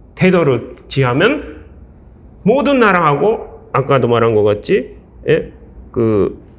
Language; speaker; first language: Korean; non-native, fluent; Japanese